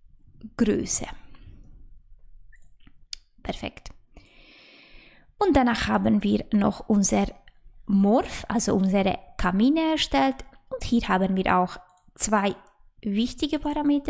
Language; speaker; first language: German; non-native, fluent; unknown